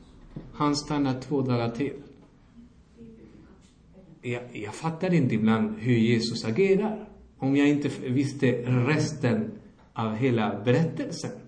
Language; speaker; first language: Swedish; non-native, fluent; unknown